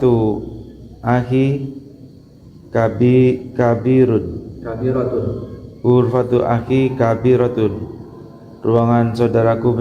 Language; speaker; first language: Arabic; non-native, learner; Indonesian